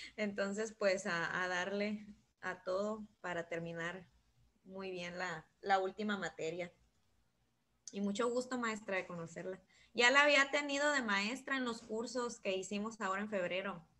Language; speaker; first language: Spanish; native; Spanish